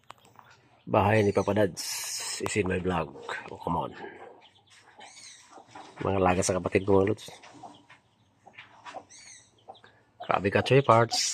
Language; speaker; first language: Filipino; non-native, local second language; Cebuano